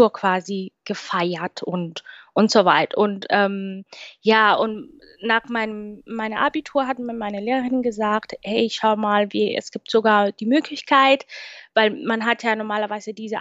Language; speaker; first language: German; non-native, fluent; Swahili